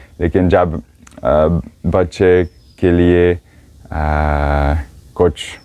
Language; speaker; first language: Hindi; non-native, learner; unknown